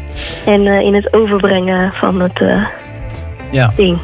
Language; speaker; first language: Dutch; native; Dutch